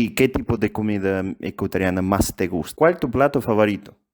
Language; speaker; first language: Spanish; non-native, fluent; Russian